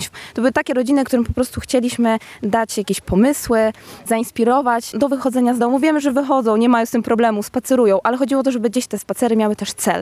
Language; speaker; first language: Polish; native; Polish